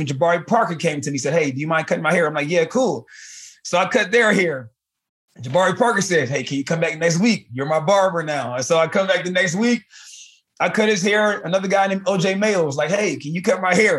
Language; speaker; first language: English; native; English